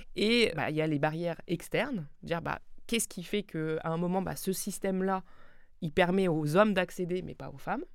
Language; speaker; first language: French; non-native, local second language; Swiss German